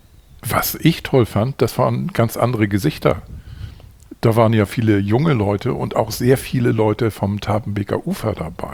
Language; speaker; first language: German; native; German